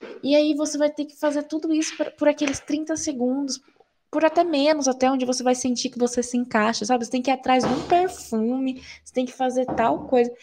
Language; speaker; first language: Portuguese; native; Portuguese